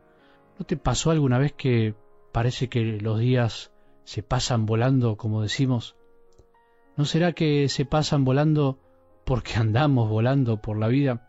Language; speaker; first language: Spanish; native; Spanish